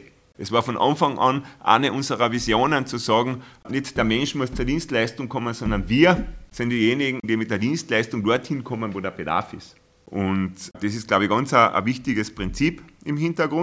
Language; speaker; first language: German; native; German